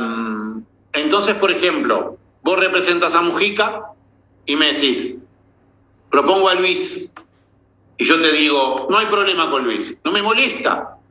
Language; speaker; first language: Spanish; native; Spanish